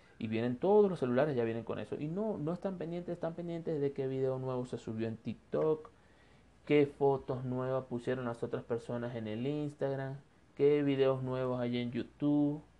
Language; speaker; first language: Spanish; native; Spanish